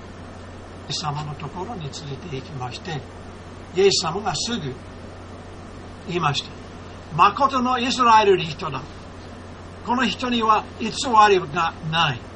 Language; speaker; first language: Japanese; non-native, fluent; English